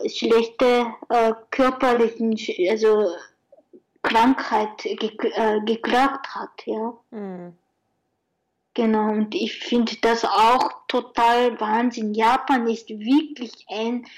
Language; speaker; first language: German; non-native, learner; Japanese